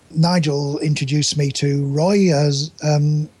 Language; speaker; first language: English; native; English